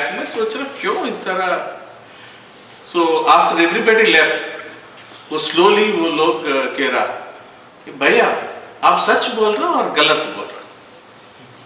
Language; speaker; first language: Hindi; non-native, local second language; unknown